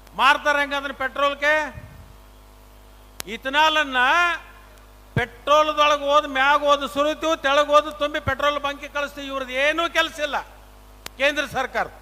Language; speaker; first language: Kannada; native; Kannada